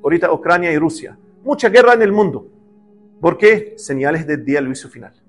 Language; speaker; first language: Spanish; non-native, learner; Arabic